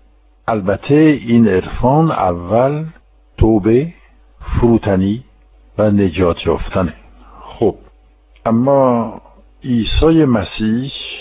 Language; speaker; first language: Persian; non-native, fluent; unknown